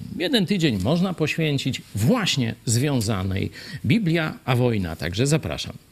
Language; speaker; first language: Polish; native; Polish